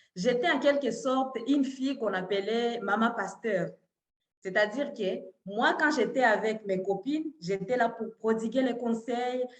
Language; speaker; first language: French; non-native, local second language; Swahili